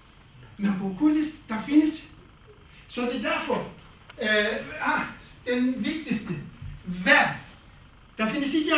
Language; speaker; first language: Danish; non-native, fluent; Kurdish